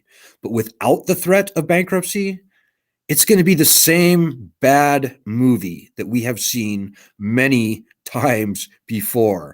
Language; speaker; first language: English; native; English